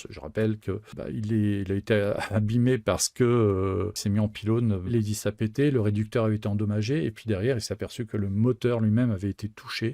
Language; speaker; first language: French; native; French